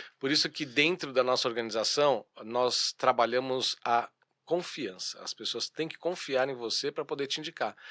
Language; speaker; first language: Portuguese; native; Portuguese